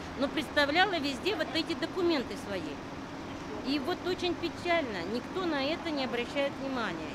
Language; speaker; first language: Russian; native; Russian